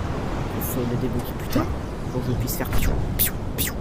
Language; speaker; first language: French; native; French